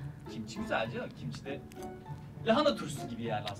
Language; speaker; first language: Turkish; native; Turkish